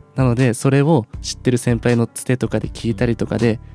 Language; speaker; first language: Japanese; native; Japanese